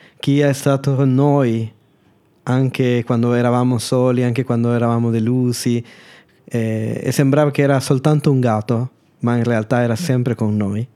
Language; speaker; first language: Italian; non-native, fluent; Spanish